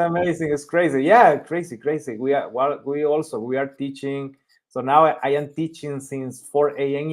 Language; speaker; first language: English; non-native, fluent; Spanish